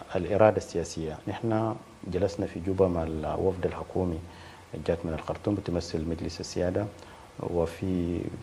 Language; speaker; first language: Arabic; native; Arabic